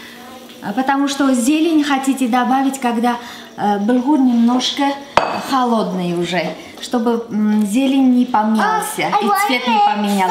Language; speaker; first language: Russian; non-native, local second language; Armenian